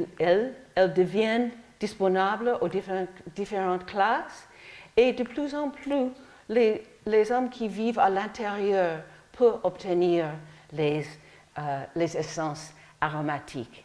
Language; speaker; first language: French; non-native, fluent; English